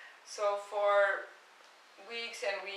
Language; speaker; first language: English; non-native, fluent; Turkish